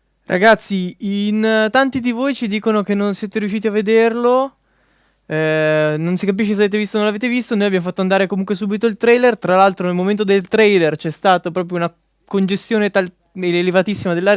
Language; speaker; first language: Italian; native; Italian